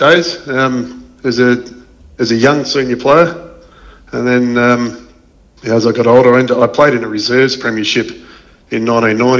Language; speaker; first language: English; native; English